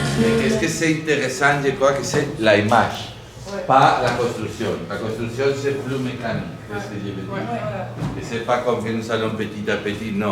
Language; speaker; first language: French; non-native, learner; Spanish